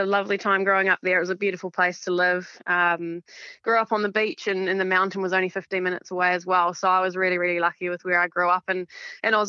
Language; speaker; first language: English; native; English